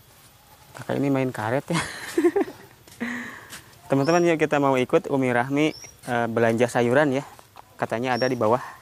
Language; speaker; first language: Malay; non-native, local second language; Sundanese